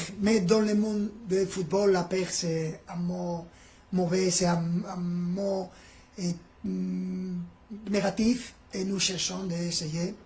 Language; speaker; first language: French; non-native, fluent; Spanish